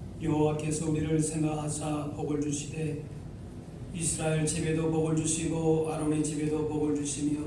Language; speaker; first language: Korean; native; Korean